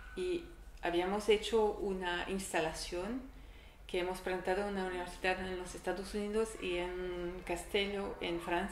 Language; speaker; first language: Spanish; non-native, learner; French